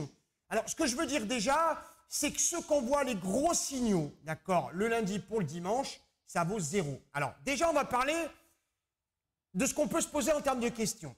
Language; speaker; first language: French; native; French